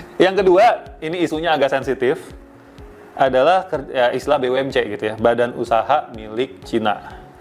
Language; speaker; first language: Indonesian; native; Indonesian